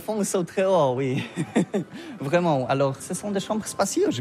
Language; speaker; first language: French; non-native, learner; Polish